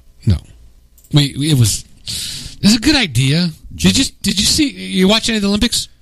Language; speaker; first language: English; native; English